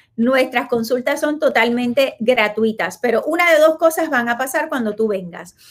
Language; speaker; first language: Spanish; native; Spanish